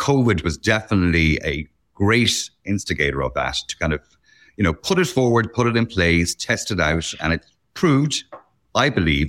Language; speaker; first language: English; native; English